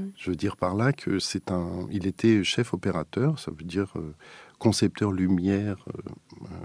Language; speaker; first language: French; native; French